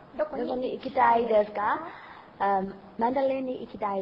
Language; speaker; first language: Japanese; non-native, learner; Burmese